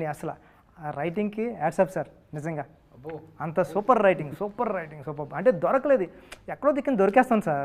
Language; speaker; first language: Telugu; native; Telugu